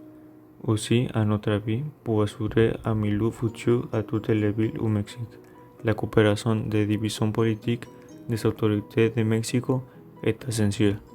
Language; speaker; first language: French; non-native, learner; Spanish